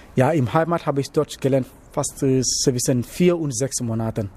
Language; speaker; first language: German; non-native, learner; Wolof